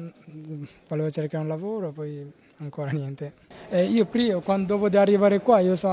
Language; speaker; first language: Italian; non-native, learner; Bangla